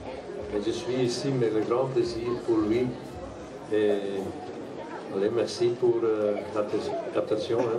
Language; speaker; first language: French; non-native, learner; Dutch